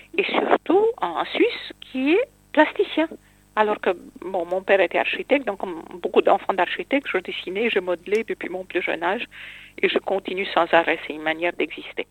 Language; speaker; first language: French; non-native, fluent; Romanian